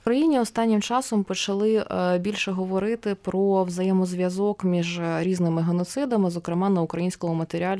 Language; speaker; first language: Ukrainian; native; Ukrainian